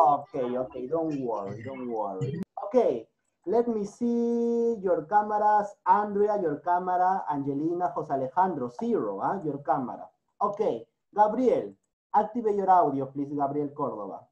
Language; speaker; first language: English; non-native, learner; Spanish